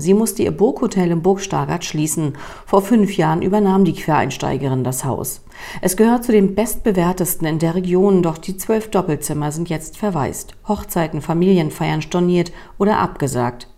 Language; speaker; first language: German; native; German